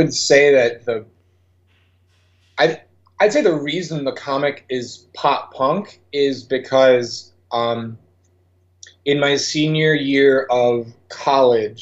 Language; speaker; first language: English; native; English